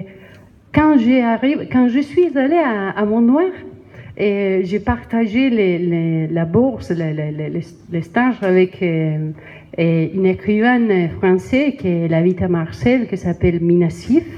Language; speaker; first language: French; non-native, learner; Spanish